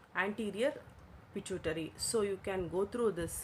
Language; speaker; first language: English; non-native, local second language; Kannada